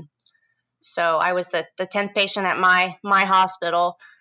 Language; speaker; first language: English; native; English